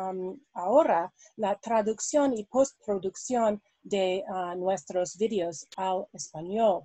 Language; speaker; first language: Spanish; non-native, learner; English